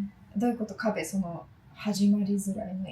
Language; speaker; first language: Japanese; non-native, fluent; English